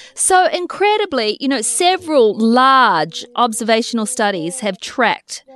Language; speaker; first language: English; native; English